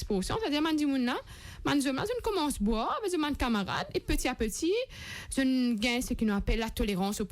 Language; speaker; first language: French; non-native, local second language; Morisyen